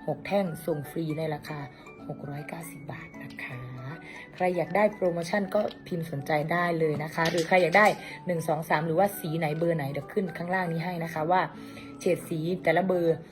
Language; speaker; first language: Thai; native; Thai